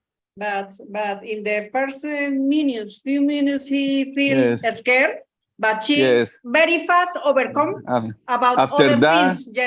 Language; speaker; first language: English; non-native, learner; Spanish